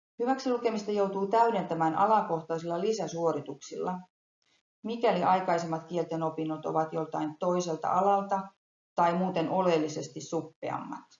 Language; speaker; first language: Finnish; native; Finnish